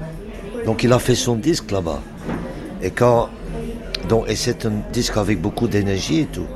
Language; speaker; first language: French; non-native, local second language; Dutch